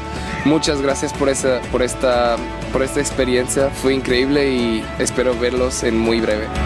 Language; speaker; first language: Spanish; non-native, fluent; Portuguese